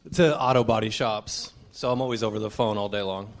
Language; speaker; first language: English; native; English